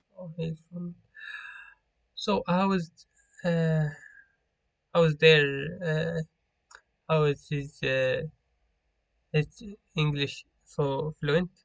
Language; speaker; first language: English; non-native, learner; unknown